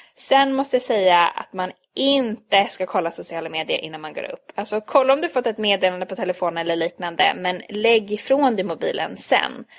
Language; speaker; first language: Swedish; early bilingual, other home language; Hungarian